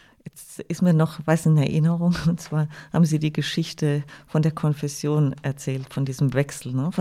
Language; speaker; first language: German; native; German